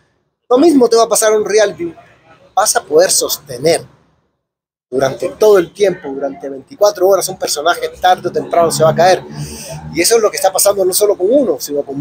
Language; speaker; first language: Spanish; native; Spanish